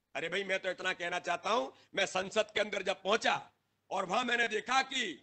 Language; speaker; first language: Hindi; native; Hindi